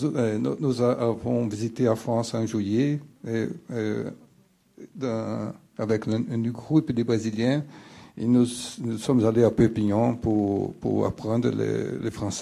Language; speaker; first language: French; non-native, fluent; Portuguese